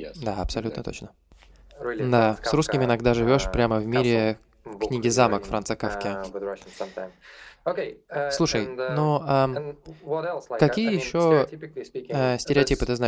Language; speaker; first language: Russian; non-native, fluent; English